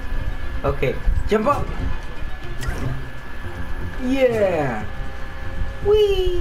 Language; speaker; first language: English; native; English